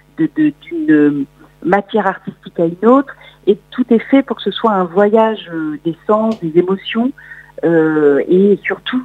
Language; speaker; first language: French; native; French